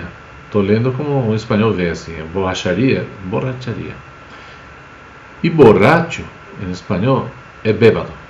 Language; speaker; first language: Portuguese; non-native, fluent; Spanish